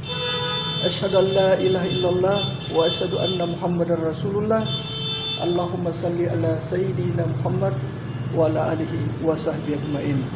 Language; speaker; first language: Indonesian; native; Indonesian